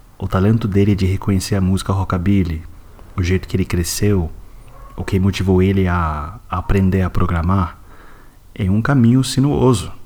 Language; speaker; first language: Portuguese; non-native, fluent; English